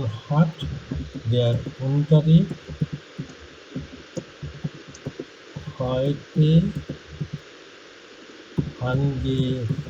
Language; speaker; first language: German; non-native, fluent; Bangla